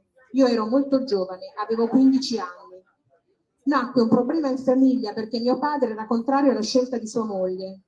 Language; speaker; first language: Italian; native; Italian